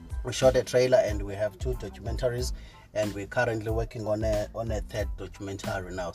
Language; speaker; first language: English; non-native, local second language; Xhosa